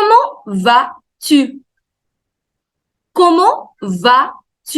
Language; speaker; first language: French; non-native, fluent; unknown